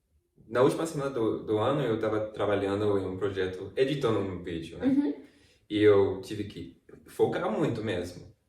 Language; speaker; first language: Portuguese; non-native, fluent; English